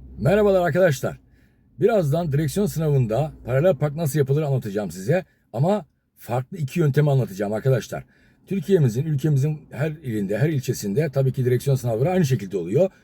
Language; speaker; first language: Turkish; native; Turkish